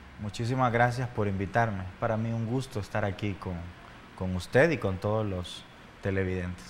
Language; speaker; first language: Spanish; native; Spanish